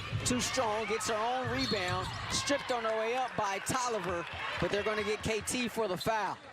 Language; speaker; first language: English; native; English